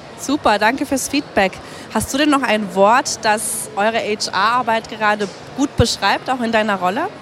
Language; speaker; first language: German; native; German